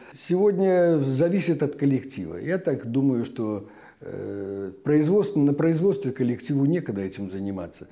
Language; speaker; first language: Russian; native; Russian